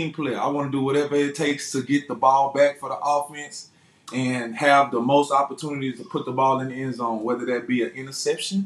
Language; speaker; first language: English; native; English